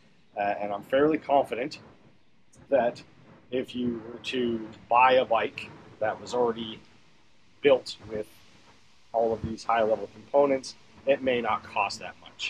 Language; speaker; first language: English; native; English